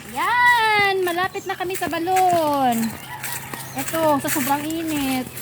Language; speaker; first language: Filipino; non-native, local second language; Hiligaynon